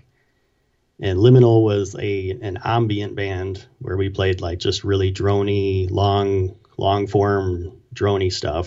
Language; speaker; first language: English; native; English